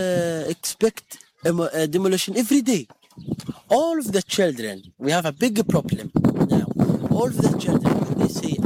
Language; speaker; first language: English; non-native, fluent; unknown